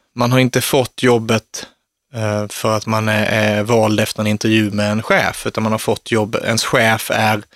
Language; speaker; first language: Swedish; native; Swedish